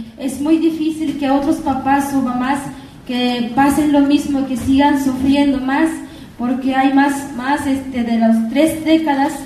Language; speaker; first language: Spanish; non-native, local second language; Nahuatl languages